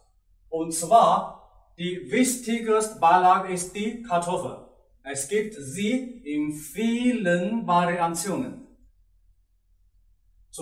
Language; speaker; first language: German; non-native, learner; Chinese